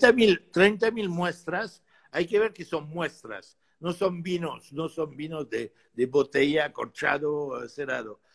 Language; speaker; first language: Spanish; non-native, fluent; French